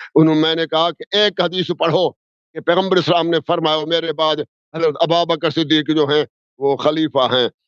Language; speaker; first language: Urdu; non-native, local second language; Sindhi